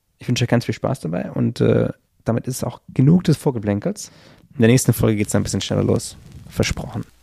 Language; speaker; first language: German; native; German